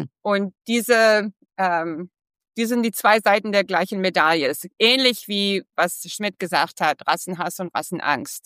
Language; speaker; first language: German; early bilingual, heritage; English